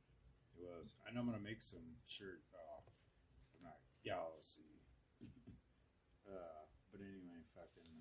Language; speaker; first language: English; native; English